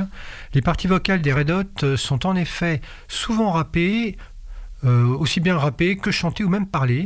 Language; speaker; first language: French; native; French